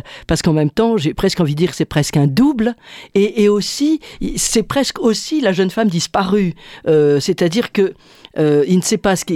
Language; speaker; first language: French; native; French